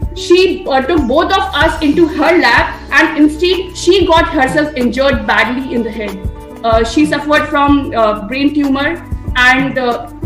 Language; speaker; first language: English; non-native, local second language; Hindi